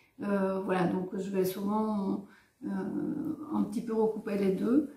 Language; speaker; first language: French; non-native, fluent; Bulgarian